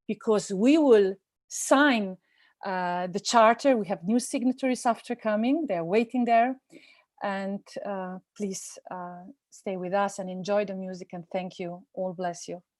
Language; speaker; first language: English; non-native, fluent; Slovenian